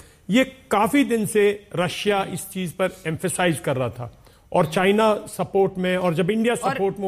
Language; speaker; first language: Hindi; native; Hindi